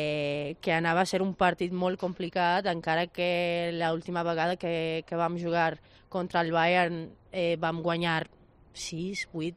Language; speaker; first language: Catalan; non-native, fluent; Spanish